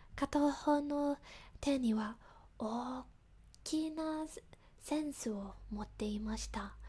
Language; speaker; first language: Japanese; non-native, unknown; English